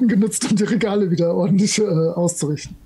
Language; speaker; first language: German; native; German